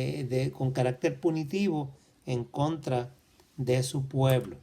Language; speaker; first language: Spanish; native; Spanish